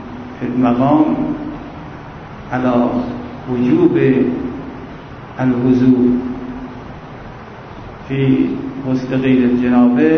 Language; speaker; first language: Arabic; non-native, fluent; Persian